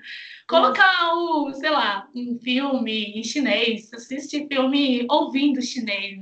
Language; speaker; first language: Portuguese; non-native, fluent; Chinese